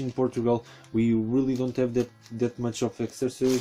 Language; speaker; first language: English; non-native, fluent; Portuguese